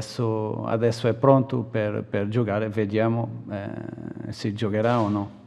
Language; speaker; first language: Italian; non-native, fluent; Portuguese